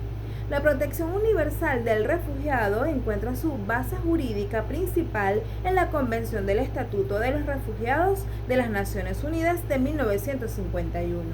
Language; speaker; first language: Spanish; native; Spanish